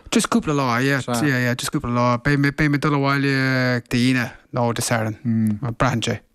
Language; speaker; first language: Irish; non-native, local second language; English